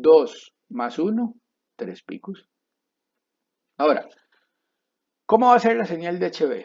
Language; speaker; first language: Spanish; native; Spanish